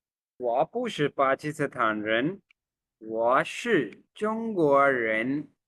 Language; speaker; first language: Chinese; non-native, fluent; Urdu